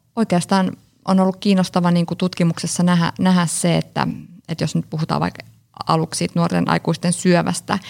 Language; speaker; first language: Finnish; native; Finnish